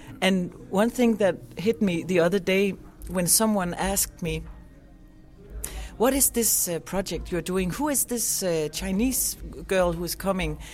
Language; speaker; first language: English; non-native, fluent; Danish